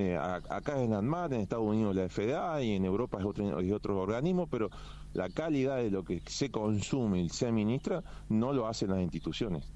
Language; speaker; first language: Spanish; native; Spanish